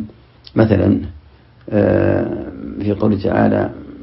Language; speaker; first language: Arabic; native; Arabic